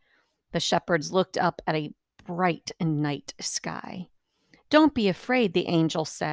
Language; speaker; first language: English; native; English